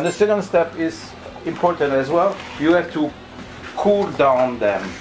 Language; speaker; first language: English; non-native, local second language; French